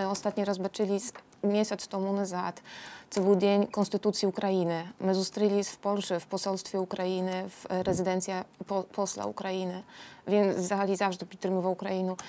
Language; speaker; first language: Polish; non-native, learner; Ukrainian